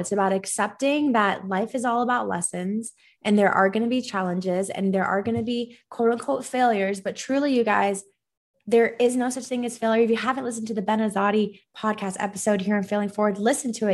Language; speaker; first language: English; native; English